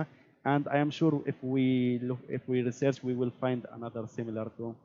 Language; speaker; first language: English; non-native, learner; Arabic